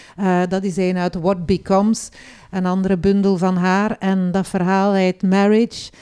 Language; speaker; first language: Dutch; native; Dutch